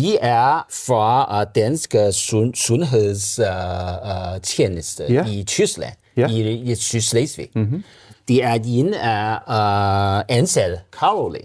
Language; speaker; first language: Danish; non-native, learner; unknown